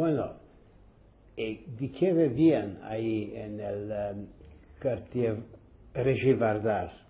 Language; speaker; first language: Spanish; early bilingual, heritage; Ladino